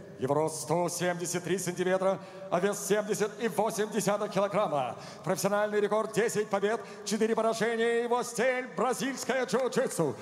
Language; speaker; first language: Russian; native; Russian